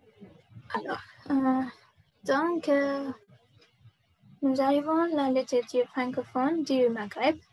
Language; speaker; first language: French; non-native, learner; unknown